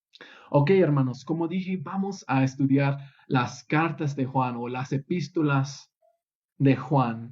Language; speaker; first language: Spanish; non-native, fluent; English